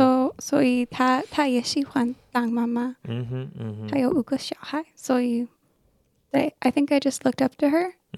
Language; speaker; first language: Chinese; non-native, learner; English